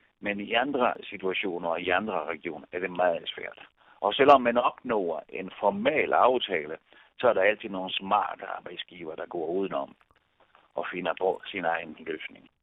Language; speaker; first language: Danish; non-native, fluent; Italian